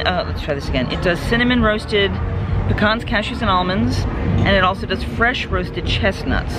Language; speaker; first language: English; native; English